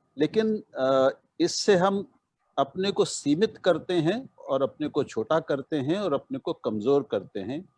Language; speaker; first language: Hindi; native; Hindi